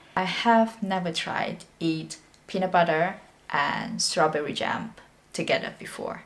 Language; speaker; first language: English; non-native, fluent; Chinese